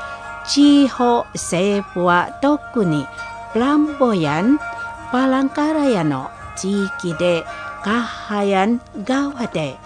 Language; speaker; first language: Japanese; non-native, fluent; Indonesian